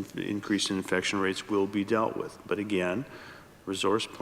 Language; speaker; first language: English; native; English